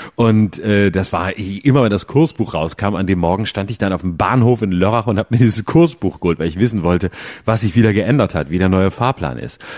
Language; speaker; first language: German; native; German